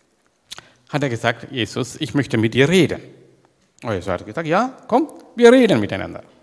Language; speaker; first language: German; non-native, learner; Sinhala